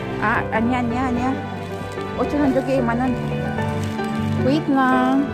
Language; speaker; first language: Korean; non-native, learner; Filipino